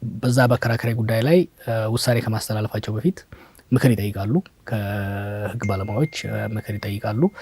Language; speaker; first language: Amharic; non-native, local second language; Oromo